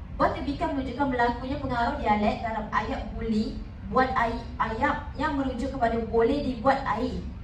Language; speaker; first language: Malay; native; Malay